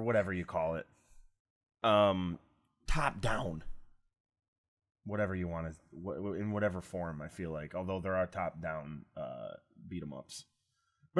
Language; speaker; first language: English; native; English